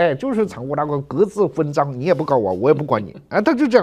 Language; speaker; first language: Chinese; native; Chinese